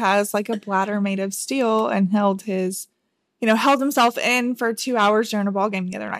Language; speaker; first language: English; native; English